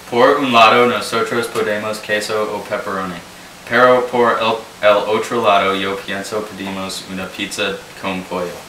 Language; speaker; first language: Spanish; non-native, learner; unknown